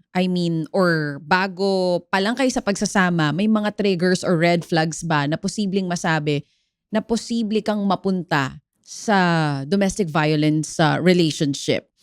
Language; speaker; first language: Filipino; native; Filipino